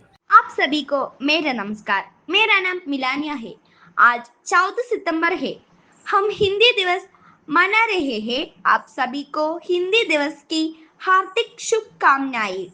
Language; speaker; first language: Hindi; non-native, local second language; Malayalam